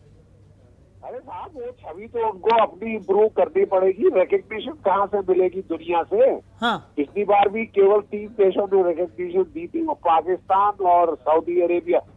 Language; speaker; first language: Hindi; native; Hindi